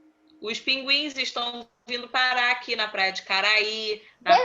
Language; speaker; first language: Portuguese; native; Portuguese